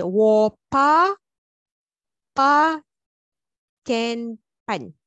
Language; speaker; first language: Chinese; non-native, learner; Malay